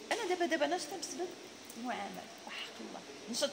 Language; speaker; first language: French; non-native, local second language; Arabic